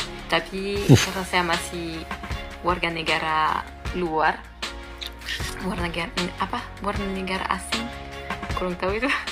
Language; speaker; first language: Indonesian; non-native, fluent; French